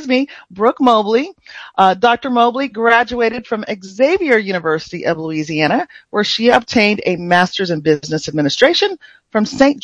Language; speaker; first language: English; native; English